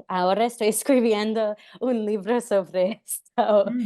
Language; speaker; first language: Spanish; non-native, fluent; English